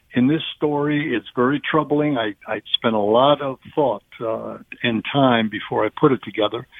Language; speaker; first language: English; native; English